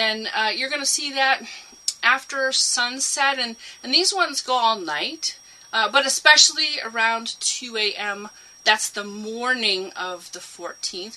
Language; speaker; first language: English; native; English